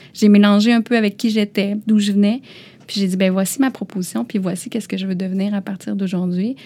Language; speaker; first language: French; early bilingual, other home language; Lao